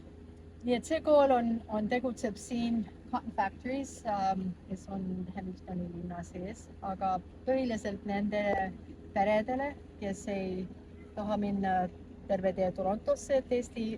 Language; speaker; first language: Estonian; early bilingual, heritage; Estonian